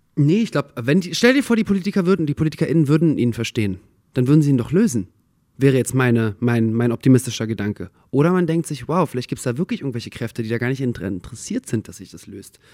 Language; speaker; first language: German; early bilingual, other home language; Russian